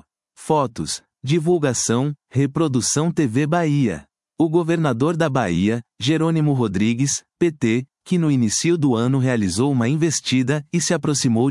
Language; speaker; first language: Portuguese; native; Portuguese